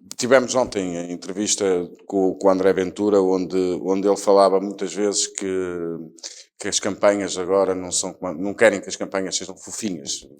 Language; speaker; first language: Portuguese; native; Portuguese